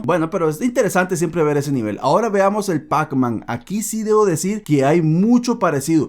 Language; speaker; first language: Spanish; native; Spanish